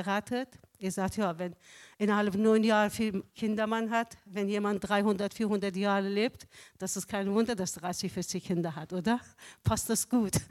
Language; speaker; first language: German; non-native, fluent; Persian